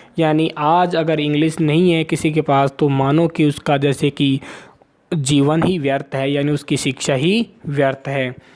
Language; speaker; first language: Hindi; native; Hindi